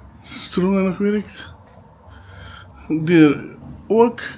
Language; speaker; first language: Dutch; native; Dutch